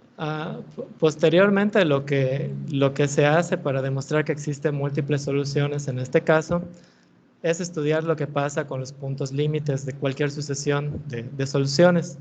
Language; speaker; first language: Spanish; native; Spanish